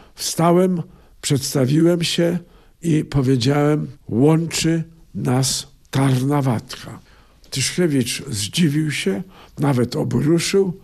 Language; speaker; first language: Polish; native; Polish